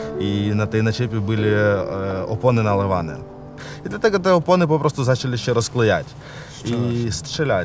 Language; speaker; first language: Polish; non-native, fluent; Ukrainian